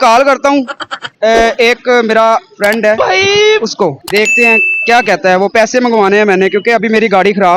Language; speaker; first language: Hindi; non-native, local second language; Punjabi